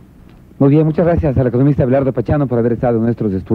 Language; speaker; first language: Spanish; native; Spanish